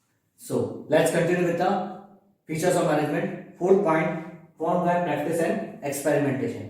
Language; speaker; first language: English; non-native, local second language; Hindi